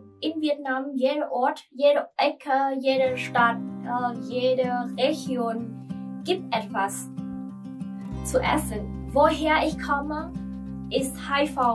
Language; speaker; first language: German; non-native, learner; Vietnamese